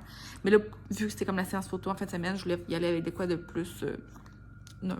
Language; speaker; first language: French; native; French